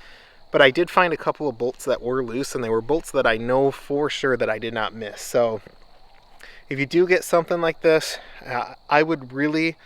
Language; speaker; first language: English; native; English